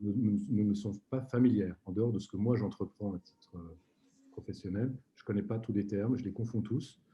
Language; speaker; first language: French; native; French